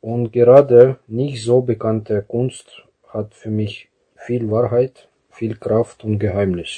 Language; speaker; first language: German; non-native, fluent; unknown